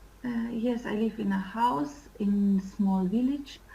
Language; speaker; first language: English; non-native, learner; Russian